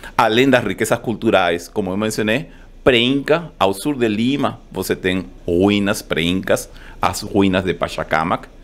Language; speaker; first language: Portuguese; non-native, fluent; Spanish